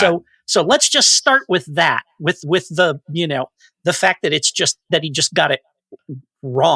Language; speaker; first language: English; native; English